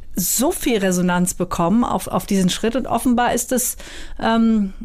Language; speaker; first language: German; native; German